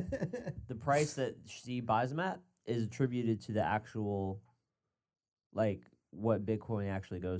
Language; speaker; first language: English; native; English